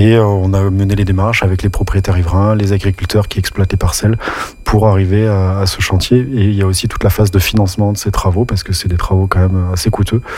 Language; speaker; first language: French; native; French